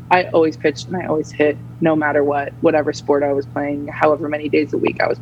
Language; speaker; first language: English; native; English